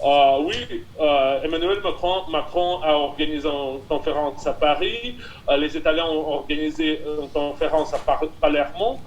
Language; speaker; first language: French; non-native, fluent; Russian